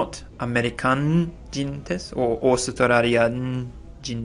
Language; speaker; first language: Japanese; non-native, fluent; English